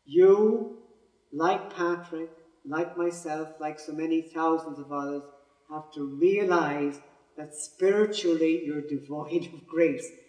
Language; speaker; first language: English; native; English